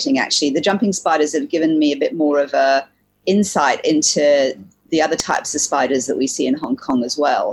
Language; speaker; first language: English; native; English